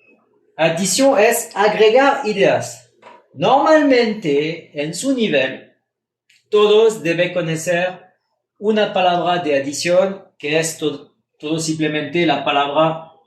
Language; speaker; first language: Spanish; non-native, fluent; French